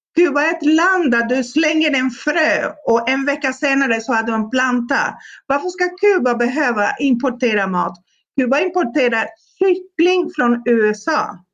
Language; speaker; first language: Swedish; non-native, fluent; Spanish